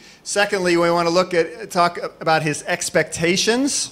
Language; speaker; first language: English; native; English